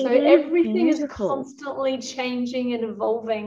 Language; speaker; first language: English; native; English